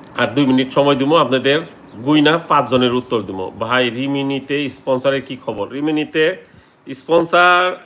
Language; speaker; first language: Bangla; native; Bangla